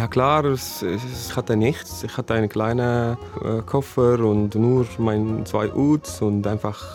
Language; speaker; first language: German; non-native, fluent; Arabic